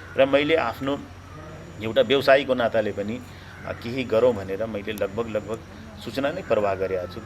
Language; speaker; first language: Nepali; non-native, local second language; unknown